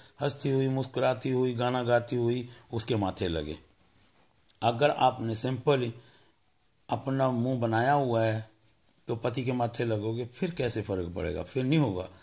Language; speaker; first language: Hindi; non-native, local second language; Punjabi